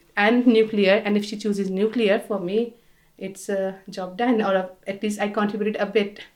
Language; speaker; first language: English; non-native, local second language; Hindi